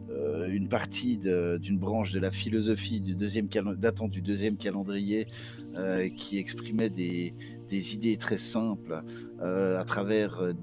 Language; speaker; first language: French; native; French